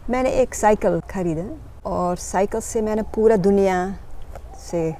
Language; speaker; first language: Hindi; non-native, learner; Dutch